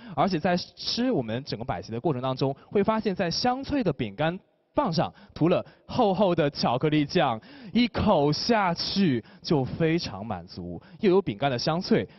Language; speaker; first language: Chinese; native; Chinese